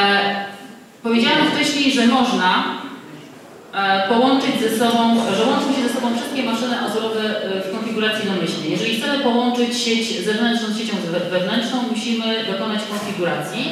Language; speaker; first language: Polish; native; Polish